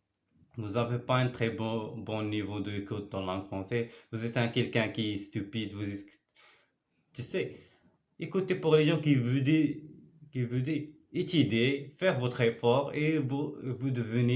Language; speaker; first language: French; non-native, learner; Arabic